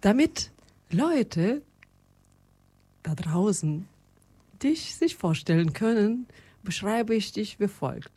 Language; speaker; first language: German; non-native, fluent; Russian